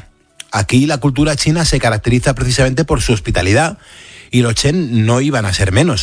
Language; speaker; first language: Spanish; native; Spanish